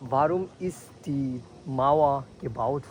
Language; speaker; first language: German; non-native, learner; Bangla